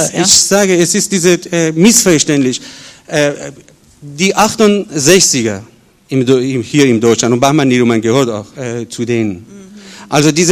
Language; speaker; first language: German; non-native, fluent; Persian